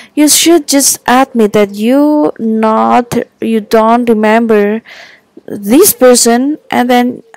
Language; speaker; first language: English; non-native, fluent; Indonesian